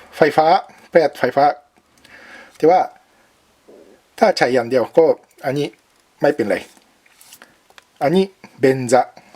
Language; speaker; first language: Thai; non-native, learner; Japanese